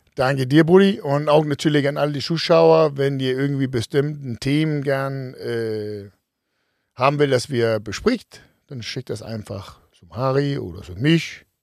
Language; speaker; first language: German; non-native, fluent; Danish